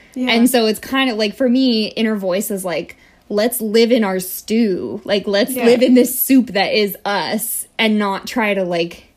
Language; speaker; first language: English; native; English